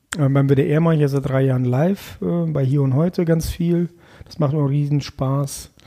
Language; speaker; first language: German; early bilingual, other home language; Russian